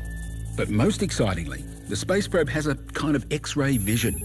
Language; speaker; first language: English; native; English